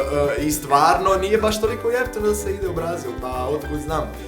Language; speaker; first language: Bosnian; non-native, fluent; Portuguese